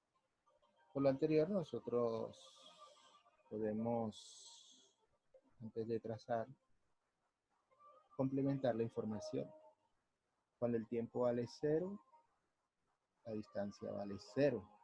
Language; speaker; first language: Spanish; native; Spanish